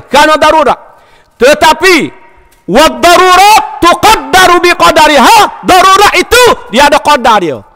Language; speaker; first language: Malay; native; Malay